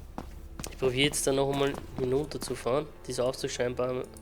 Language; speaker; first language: German; native; German